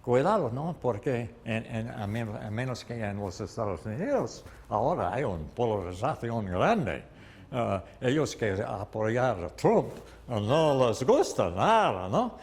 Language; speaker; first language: Spanish; non-native, learner; English